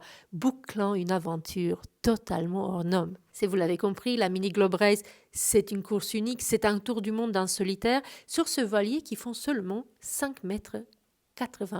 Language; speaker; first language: French; native; French